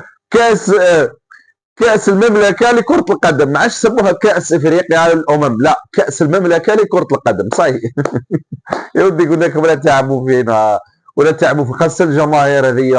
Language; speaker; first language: Arabic; native; Arabic